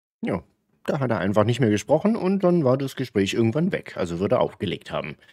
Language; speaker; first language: German; native; German